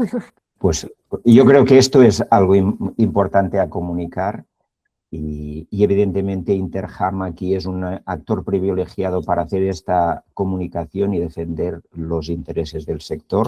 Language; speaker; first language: Spanish; native; Spanish